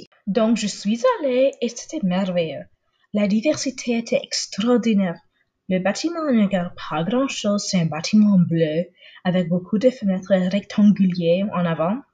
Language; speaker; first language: French; non-native, local second language; English